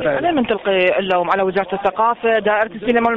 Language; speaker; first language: Arabic; native; Arabic